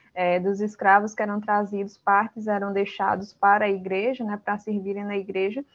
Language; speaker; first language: Portuguese; early bilingual, other home language; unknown